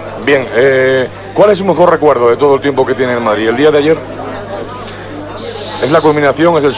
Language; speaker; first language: Spanish; native; Spanish